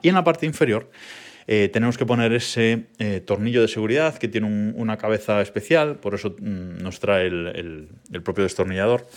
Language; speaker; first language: Spanish; native; Spanish